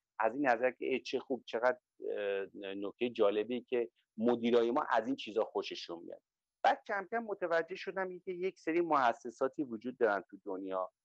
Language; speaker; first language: Persian; native; Persian